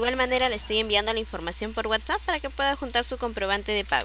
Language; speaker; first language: Spanish; native; Spanish